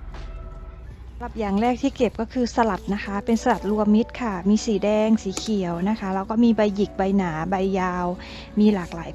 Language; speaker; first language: Thai; native; Thai